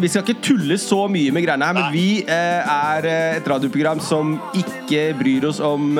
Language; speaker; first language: Norwegian; native; Norwegian